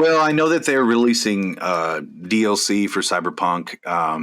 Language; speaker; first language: English; native; English